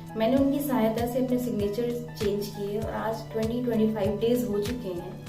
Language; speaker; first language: Hindi; native; Hindi